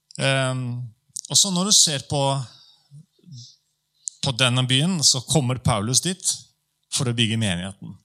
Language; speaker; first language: Norwegian; non-native, fluent; Polish